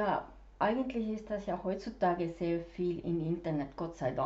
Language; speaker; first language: German; non-native, fluent; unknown